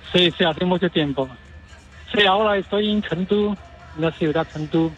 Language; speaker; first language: Spanish; non-native, learner; Chinese